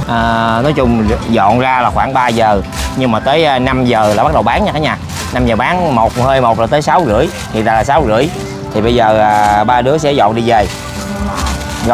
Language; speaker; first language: Vietnamese; native; Vietnamese